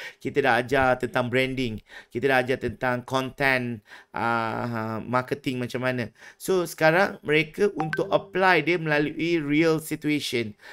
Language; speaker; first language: Malay; native; Malay